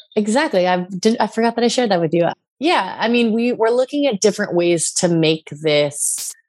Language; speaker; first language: English; native; English